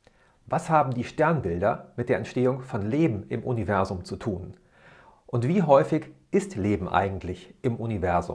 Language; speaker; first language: German; native; German